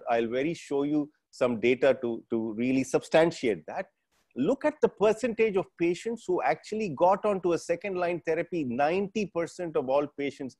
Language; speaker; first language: English; non-native, local second language; Tamil